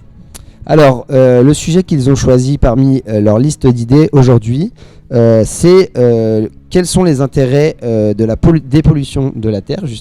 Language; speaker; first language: French; native; French